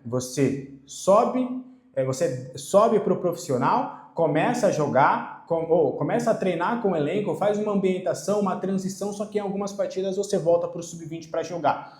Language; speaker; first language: Portuguese; native; Portuguese